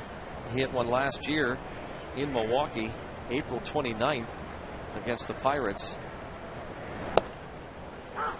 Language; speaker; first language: English; native; English